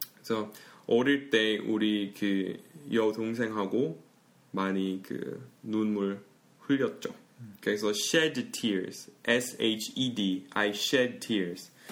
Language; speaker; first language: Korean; early bilingual, heritage; Korean